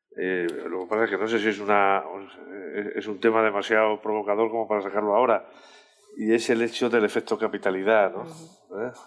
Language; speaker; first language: Spanish; native; Spanish